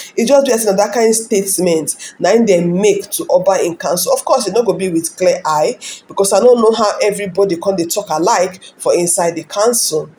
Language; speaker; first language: Nigerian Pidgin; non-native, local second language; Igbo